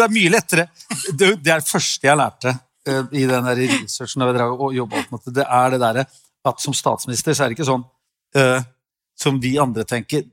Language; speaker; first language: Norwegian; native; Norwegian